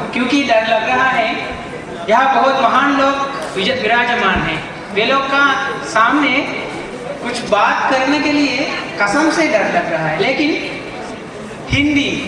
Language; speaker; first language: Hindi; non-native, learner; Sinhala